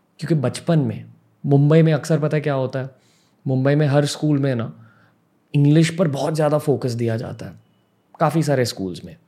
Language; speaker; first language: Hindi; non-native, local second language; English